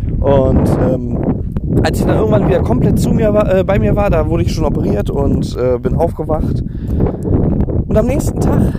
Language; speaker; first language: German; native; German